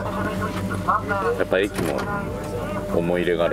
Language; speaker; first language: Japanese; native; Japanese